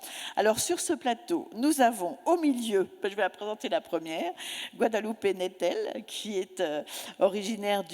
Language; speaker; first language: French; native; French